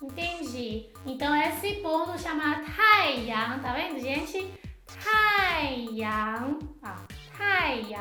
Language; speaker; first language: Portuguese; non-native, fluent; Chinese